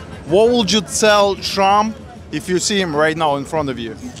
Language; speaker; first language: English; non-native, fluent; Russian